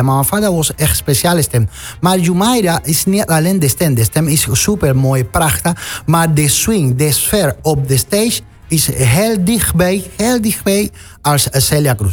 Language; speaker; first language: Dutch; non-native, fluent; Spanish